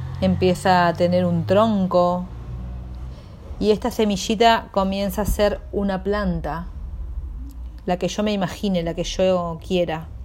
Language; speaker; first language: Spanish; native; Spanish